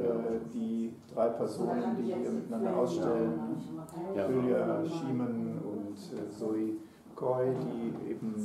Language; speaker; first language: German; native; German